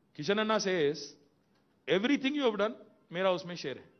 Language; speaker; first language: Hindi; non-native, local second language; Telugu